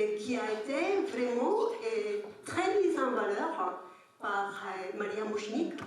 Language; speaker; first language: French; non-native, fluent; Spanish